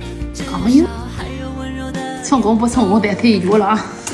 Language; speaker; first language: Chinese; native; Chinese